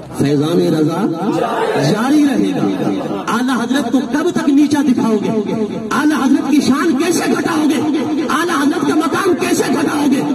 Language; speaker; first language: Urdu; native; Urdu